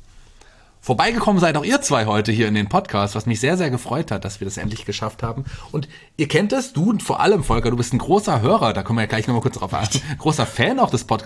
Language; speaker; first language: German; native; German